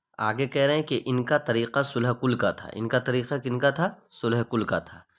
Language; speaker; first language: Urdu; native; Urdu